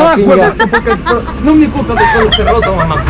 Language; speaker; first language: Spanish; native; Spanish